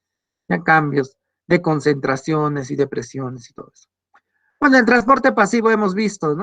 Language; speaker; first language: Spanish; native; Spanish